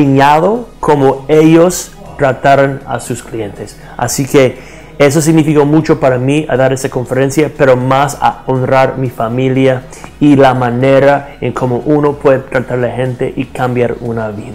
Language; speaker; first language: Spanish; non-native, learner; English